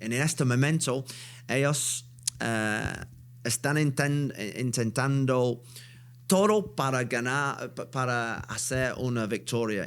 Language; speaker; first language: Spanish; non-native, learner; English